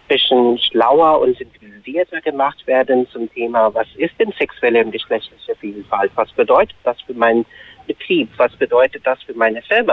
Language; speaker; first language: German; non-native, fluent; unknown